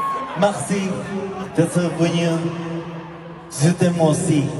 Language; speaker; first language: French; non-native, learner; Korean